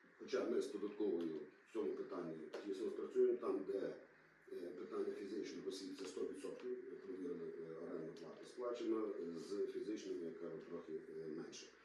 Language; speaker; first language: Ukrainian; native; Ukrainian